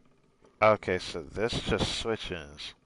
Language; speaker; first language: English; native; English